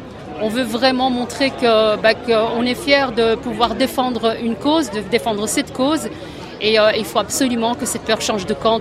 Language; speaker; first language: French; native; French